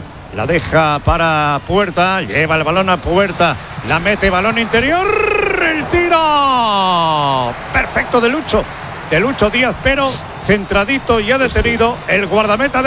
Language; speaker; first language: Spanish; native; Spanish